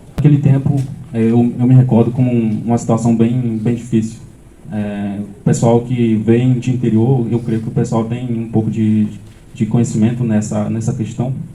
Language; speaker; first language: Portuguese; non-native, local second language; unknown